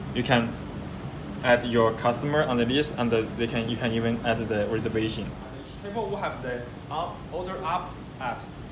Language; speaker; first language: English; non-native, learner; Chinese